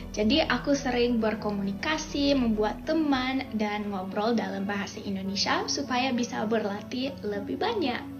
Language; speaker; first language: Indonesian; non-native, fluent; English